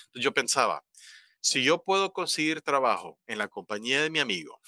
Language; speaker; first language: Spanish; native; Spanish